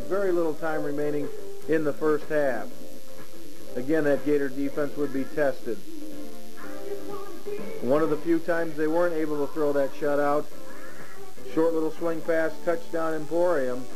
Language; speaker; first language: English; native; English